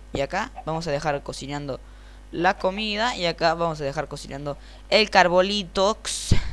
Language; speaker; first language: Spanish; native; Spanish